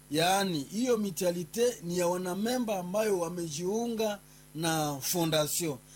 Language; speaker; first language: Swahili; non-native, local second language; Nande